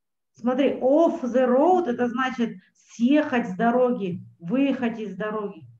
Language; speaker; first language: Russian; native; Russian